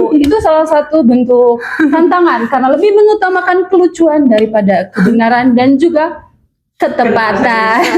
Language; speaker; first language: Indonesian; non-native, local second language; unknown